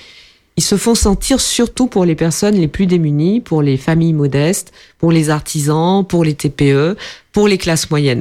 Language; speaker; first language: French; native; French